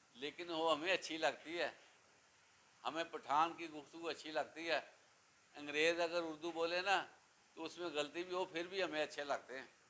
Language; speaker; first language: Urdu; non-native, local second language; Punjabi